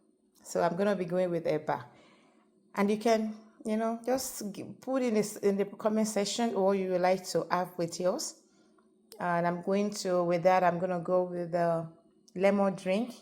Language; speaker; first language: English; non-native, local second language; Yoruba